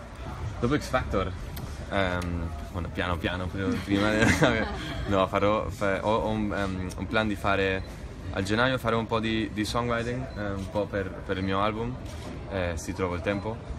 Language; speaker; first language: Italian; non-native, fluent; Spanish